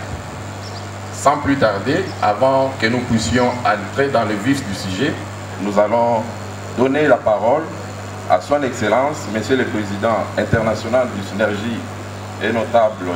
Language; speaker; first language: French; non-native, local second language; Luba-Lulua